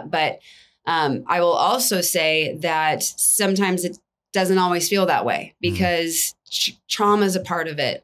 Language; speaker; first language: English; native; English